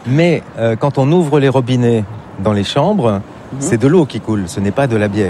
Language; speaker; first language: French; native; French